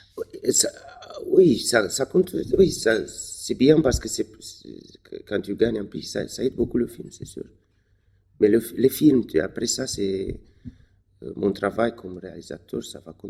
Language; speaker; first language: French; non-native, fluent; Romanian